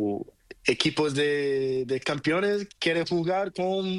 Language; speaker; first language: Spanish; non-native, learner; Portuguese